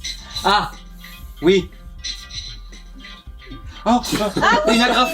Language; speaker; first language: French; native; French